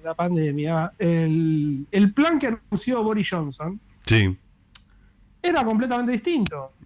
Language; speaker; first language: Spanish; native; Spanish